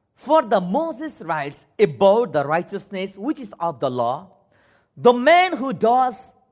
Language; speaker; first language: English; non-native, learner; Nepali